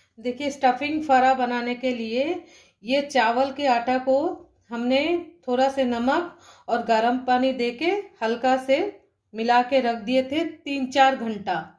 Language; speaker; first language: Hindi; native; Hindi